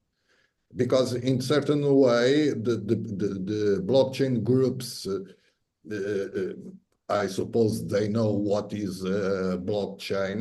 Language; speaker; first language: English; non-native, fluent; Portuguese